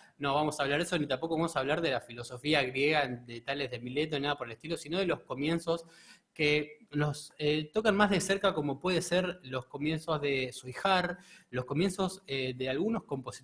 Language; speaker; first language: Spanish; native; Spanish